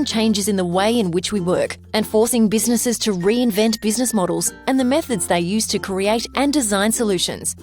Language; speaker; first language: English; native; English